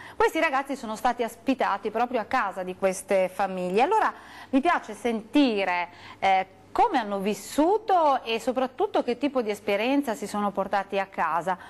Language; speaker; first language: Italian; native; Italian